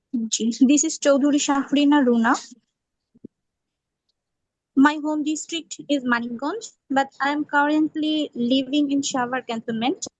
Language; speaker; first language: English; non-native, local second language; Bangla